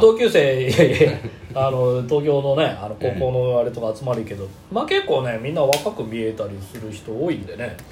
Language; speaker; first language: Japanese; native; Japanese